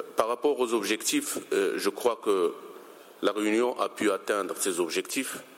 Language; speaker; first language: French; non-native, local second language; Arabic